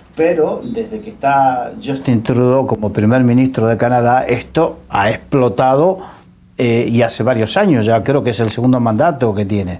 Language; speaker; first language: Spanish; native; Spanish